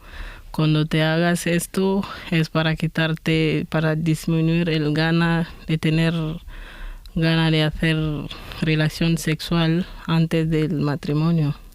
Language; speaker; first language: Spanish; non-native, fluent; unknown